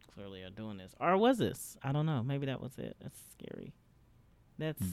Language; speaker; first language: English; native; English